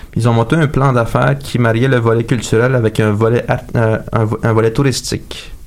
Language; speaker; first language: French; native; French